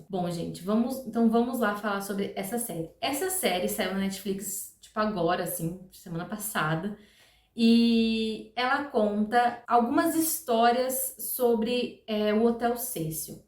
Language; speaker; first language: Portuguese; native; Portuguese